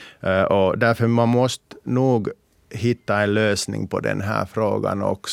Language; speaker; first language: Swedish; non-native, local second language; Finnish